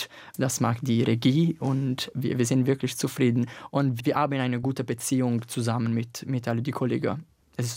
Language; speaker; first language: German; non-native, learner; Italian